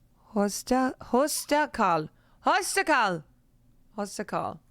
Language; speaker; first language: Turkish; non-native, learner; English